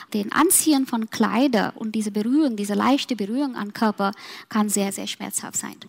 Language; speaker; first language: German; non-native, fluent; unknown